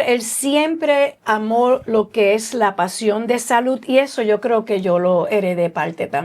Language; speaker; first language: Spanish; native; Spanish